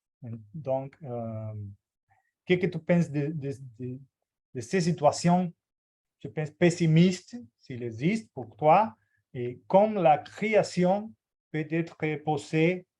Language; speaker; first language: French; non-native, fluent; Portuguese